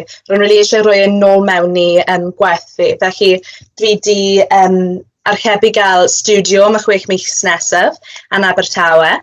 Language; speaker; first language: Welsh; non-native, local second language; English